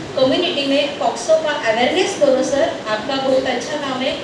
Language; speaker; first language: Hindi; non-native, local second language; Marathi